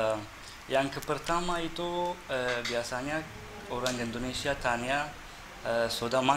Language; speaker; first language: Indonesian; non-native, fluent; Persian